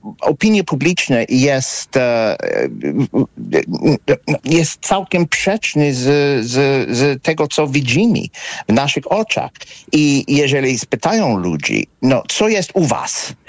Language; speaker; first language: Polish; non-native, fluent; English